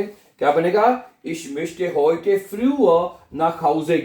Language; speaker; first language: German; non-native, fluent; Urdu